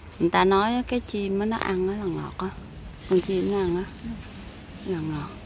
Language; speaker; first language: Vietnamese; early bilingual, heritage; Vietnamese